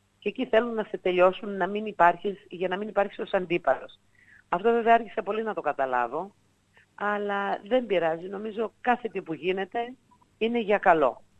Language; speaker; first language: Greek; native; Greek